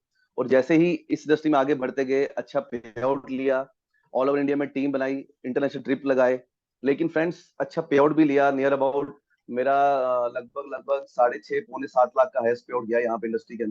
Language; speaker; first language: Hindi; native; Hindi